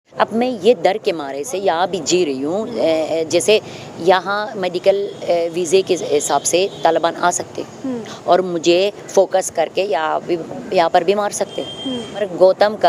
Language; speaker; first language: Hindi; non-native, fluent; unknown